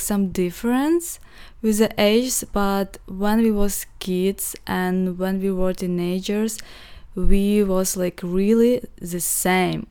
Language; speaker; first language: English; non-native, learner; Ukrainian